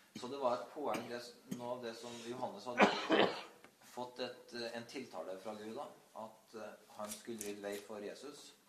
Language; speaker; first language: Norwegian; native; Norwegian